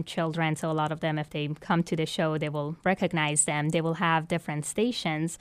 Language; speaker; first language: English; non-native, fluent; Persian